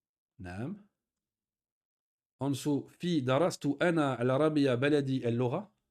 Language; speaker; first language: Arabic; non-native, fluent; French